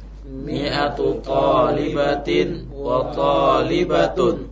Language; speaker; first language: Arabic; non-native, learner; Indonesian